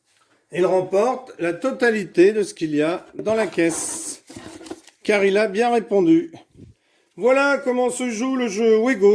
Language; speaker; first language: French; native; French